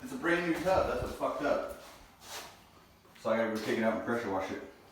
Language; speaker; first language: English; native; English